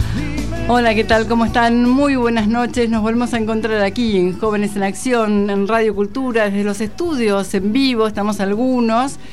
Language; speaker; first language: Spanish; native; Spanish